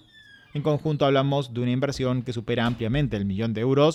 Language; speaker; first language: Spanish; native; Spanish